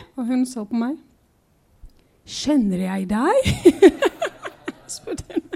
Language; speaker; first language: Norwegian; non-native, fluent; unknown